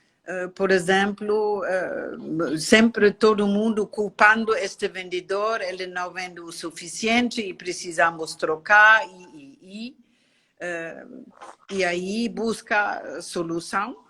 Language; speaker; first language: Portuguese; non-native, learner; German